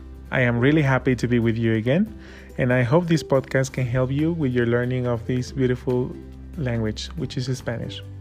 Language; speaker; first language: English; non-native, fluent; Spanish